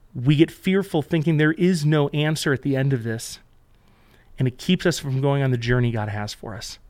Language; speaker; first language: English; native; English